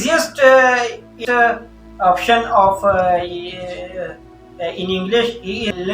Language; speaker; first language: English; non-native, learner; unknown